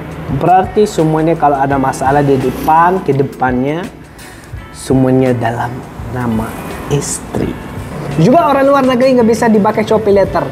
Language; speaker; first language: Indonesian; non-native, fluent; Arabic